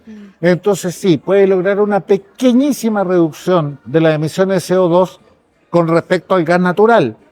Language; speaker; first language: Spanish; native; Spanish